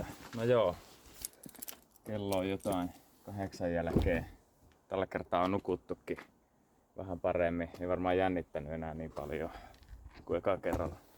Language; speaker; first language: Finnish; native; Finnish